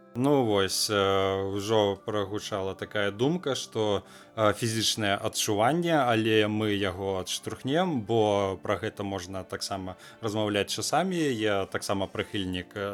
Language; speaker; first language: Belarusian; non-native, local second language; Russian